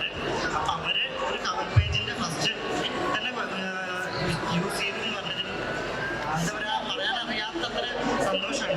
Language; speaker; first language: Malayalam; native; Malayalam